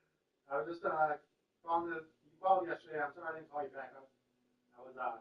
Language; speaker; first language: English; native; English